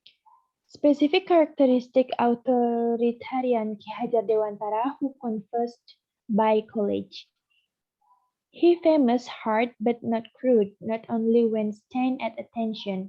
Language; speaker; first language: English; non-native, learner; Indonesian